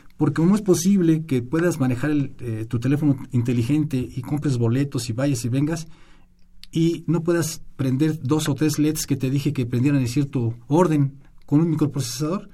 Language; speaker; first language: Spanish; native; Spanish